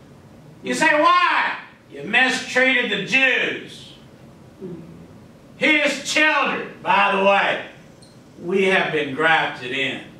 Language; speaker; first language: English; native; English